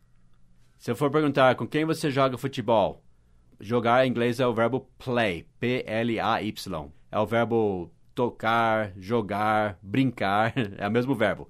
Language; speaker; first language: Portuguese; non-native, fluent; English